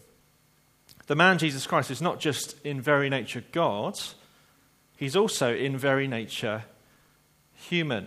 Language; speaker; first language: English; native; English